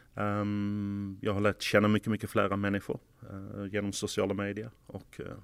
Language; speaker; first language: Swedish; non-native, fluent; English